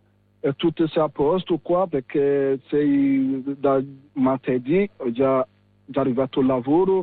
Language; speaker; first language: Italian; non-native, learner; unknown